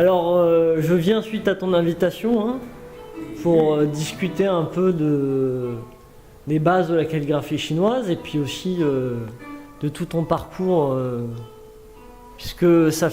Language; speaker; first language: French; native; French